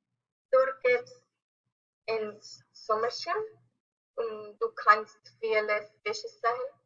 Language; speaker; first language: German; non-native, learner; Spanish